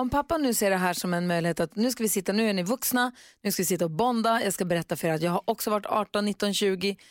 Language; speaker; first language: Swedish; native; Swedish